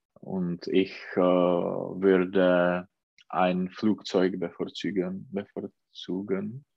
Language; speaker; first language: German; non-native, learner; Czech